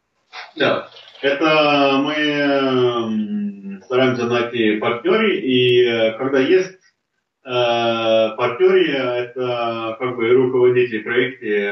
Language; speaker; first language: Russian; non-native, fluent; Norwegian